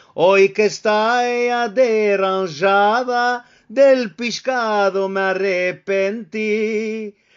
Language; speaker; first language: Spanish; early bilingual, heritage; Ladino